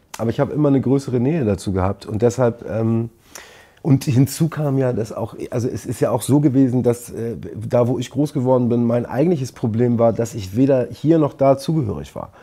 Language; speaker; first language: German; native; German